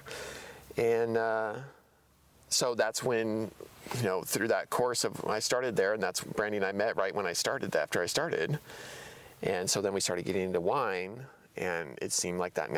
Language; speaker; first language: English; native; English